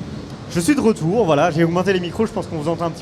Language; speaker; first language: French; native; French